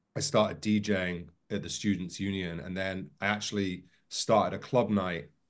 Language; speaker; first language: English; native; English